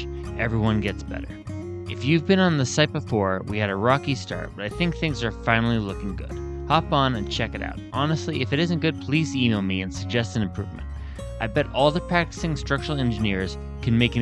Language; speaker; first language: English; native; English